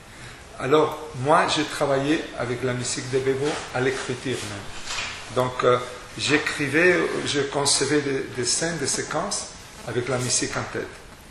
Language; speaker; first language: French; non-native, fluent; Spanish